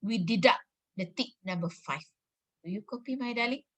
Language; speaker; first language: English; non-native, local second language; Malay